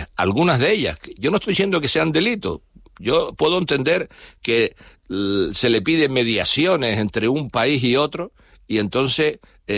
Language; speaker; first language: Spanish; native; Spanish